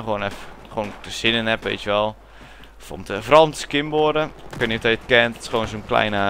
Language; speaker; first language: Dutch; native; Dutch